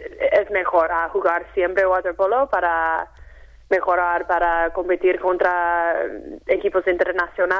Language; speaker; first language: Spanish; non-native, fluent; English